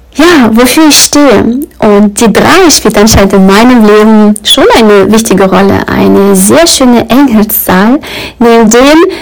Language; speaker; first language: German; early bilingual, other home language; Russian